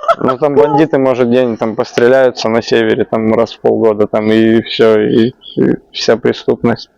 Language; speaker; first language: Russian; native; Russian